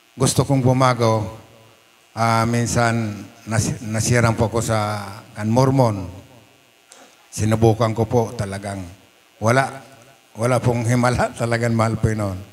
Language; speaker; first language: Filipino; non-native, local second language; Bikol